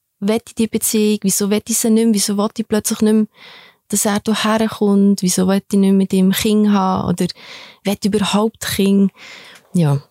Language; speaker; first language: German; early bilingual, other home language; Albanian